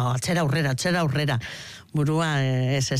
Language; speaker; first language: Basque; native; Basque